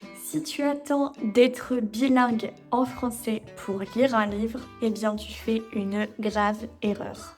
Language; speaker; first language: French; native; French